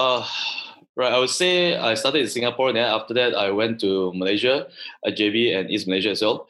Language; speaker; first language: English; non-native, local second language; Chinese